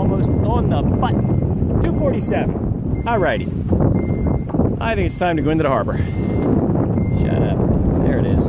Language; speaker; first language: English; native; English